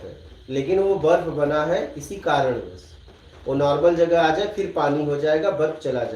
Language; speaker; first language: Hindi; native; Hindi